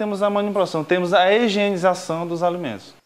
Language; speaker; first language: Spanish; non-native, learner; Portuguese